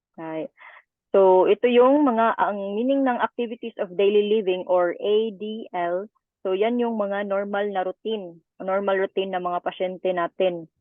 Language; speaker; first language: Filipino; native; Filipino